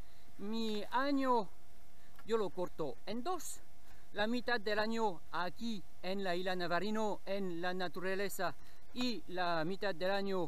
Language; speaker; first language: Spanish; non-native, learner; French